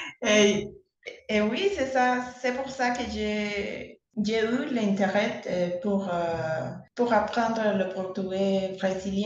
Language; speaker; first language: French; non-native, learner; Spanish